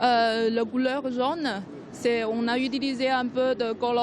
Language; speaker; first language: French; non-native, learner; Chinese